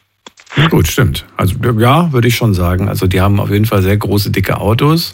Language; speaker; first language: German; native; German